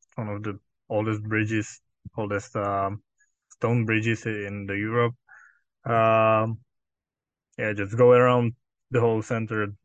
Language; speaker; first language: English; non-native, fluent; Czech